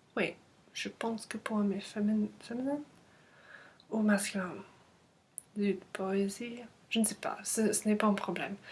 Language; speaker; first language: French; non-native, learner; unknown